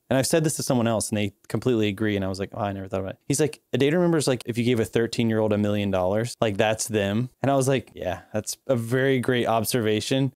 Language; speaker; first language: English; native; English